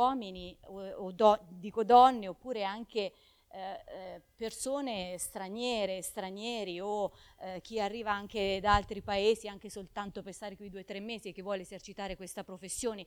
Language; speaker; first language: Italian; native; Italian